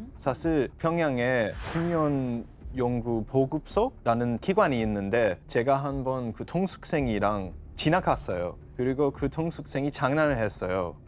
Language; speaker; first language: Korean; non-native, fluent; English